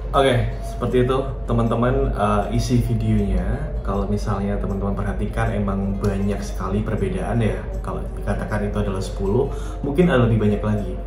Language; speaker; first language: Indonesian; native; Indonesian